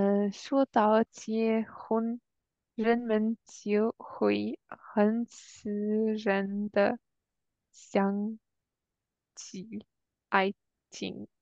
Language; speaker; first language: Chinese; non-native, learner; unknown